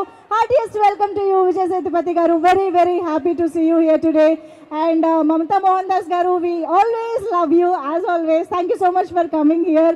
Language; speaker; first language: Telugu; native; Telugu